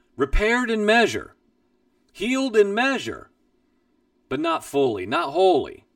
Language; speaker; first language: English; native; English